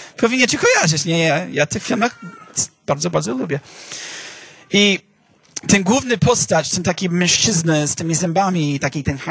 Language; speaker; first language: Polish; non-native, fluent; English